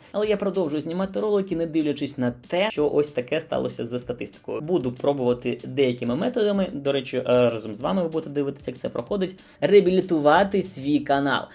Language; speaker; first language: Ukrainian; non-native, local second language; Russian